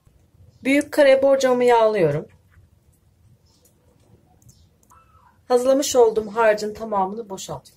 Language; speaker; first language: Turkish; native; Turkish